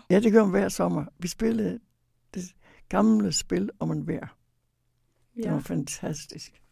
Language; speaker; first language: Danish; native; Danish